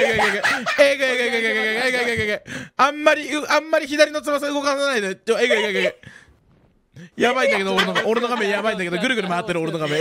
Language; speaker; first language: Japanese; native; Japanese